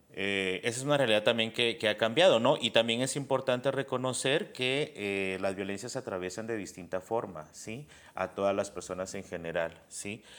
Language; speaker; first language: Spanish; native; Spanish